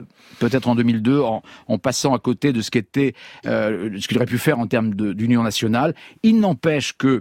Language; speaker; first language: French; native; French